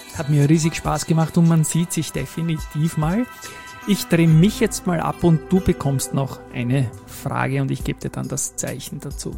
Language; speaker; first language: German; native; German